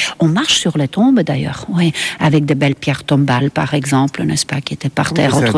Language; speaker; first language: French; non-native, fluent; Estonian